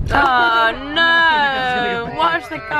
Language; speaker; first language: English; native; English